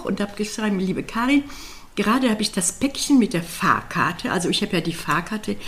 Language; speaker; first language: German; native; German